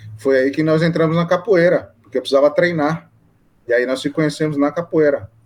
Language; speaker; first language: Portuguese; native; Portuguese